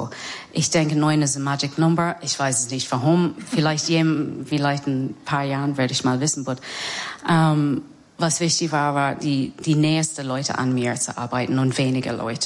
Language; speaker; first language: German; non-native, learner; English